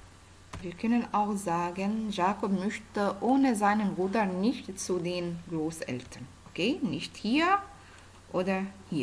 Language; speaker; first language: German; non-native, fluent; Arabic